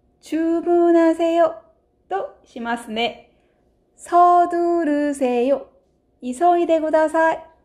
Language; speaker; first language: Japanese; non-native, fluent; Korean